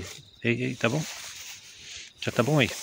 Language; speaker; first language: Portuguese; native; Portuguese